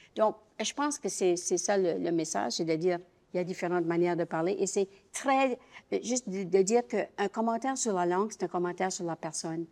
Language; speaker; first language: French; native; French